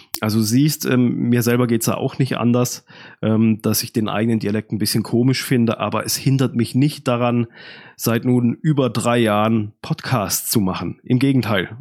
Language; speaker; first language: German; native; German